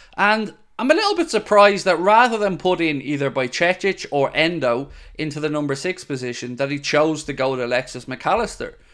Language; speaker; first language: English; native; English